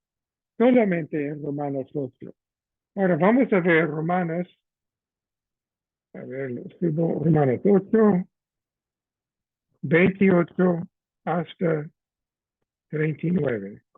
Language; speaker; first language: Spanish; non-native, fluent; English